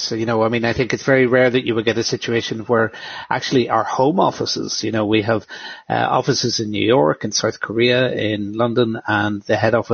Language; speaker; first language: English; native; English